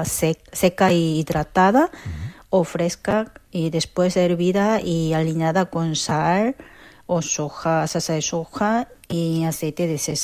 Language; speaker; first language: Spanish; non-native, fluent; Korean